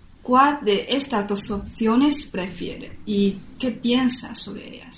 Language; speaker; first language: Spanish; non-native, learner; Chinese